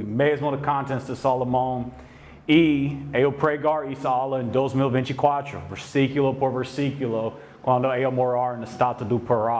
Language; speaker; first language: Portuguese; non-native, learner; English